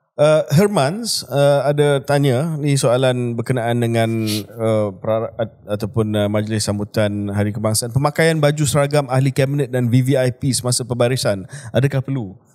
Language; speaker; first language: Malay; early bilingual, heritage; Malay